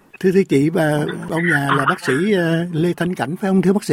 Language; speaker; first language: Vietnamese; native; Vietnamese